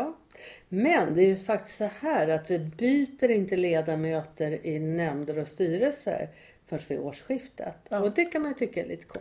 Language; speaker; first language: Swedish; native; Swedish